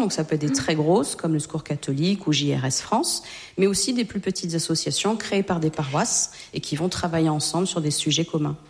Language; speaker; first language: French; native; French